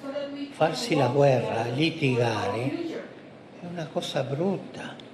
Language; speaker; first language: Italian; non-native, fluent; Spanish